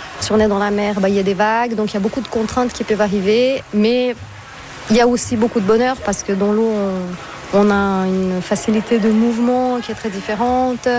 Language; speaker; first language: French; non-native, fluent; Portuguese